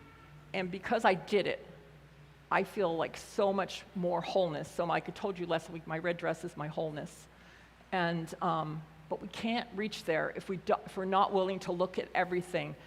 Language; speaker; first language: English; native; English